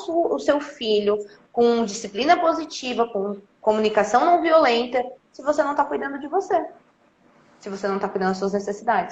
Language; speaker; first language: Portuguese; native; Portuguese